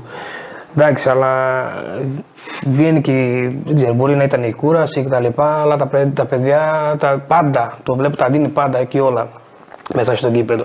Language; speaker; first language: Greek; non-native, fluent; Portuguese